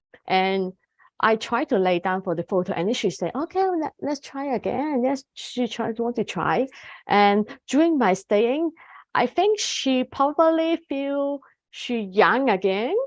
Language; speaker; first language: English; non-native, fluent; Cantonese